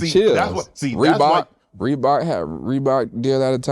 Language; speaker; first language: English; native; English